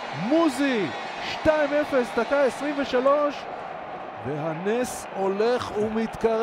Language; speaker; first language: Hebrew; native; Hebrew